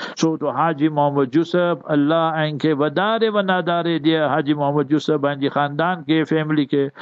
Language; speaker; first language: English; native; English